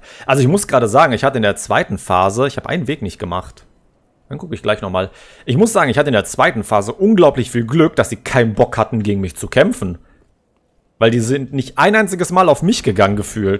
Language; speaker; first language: German; native; German